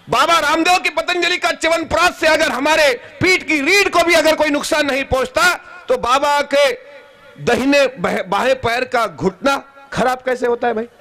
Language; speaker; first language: Hindi; non-native, local second language; Marathi